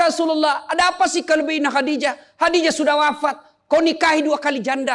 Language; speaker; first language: Indonesian; native; Indonesian